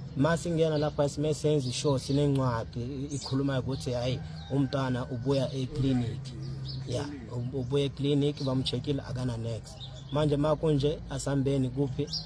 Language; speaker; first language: Zulu; non-native, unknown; Nyanja